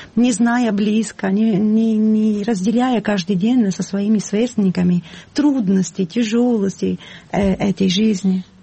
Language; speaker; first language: Russian; non-native, fluent; Italian